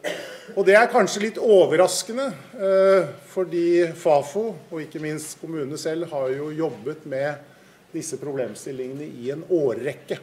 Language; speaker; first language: Norwegian; native; Norwegian